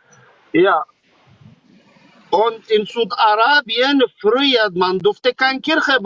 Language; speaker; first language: German; non-native, learner; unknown